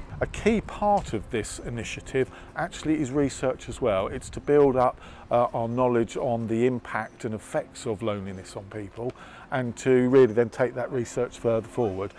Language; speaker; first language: English; native; English